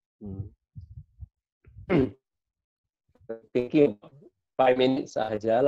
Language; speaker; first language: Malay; non-native, local second language; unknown